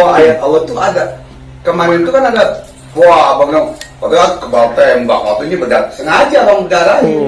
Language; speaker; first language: Indonesian; native; Indonesian